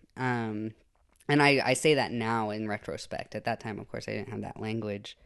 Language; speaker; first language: English; native; English